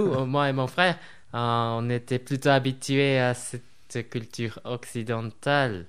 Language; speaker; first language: French; non-native, fluent; Japanese